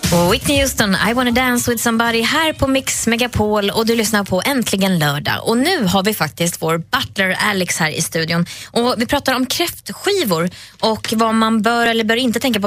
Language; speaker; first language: Swedish; native; Swedish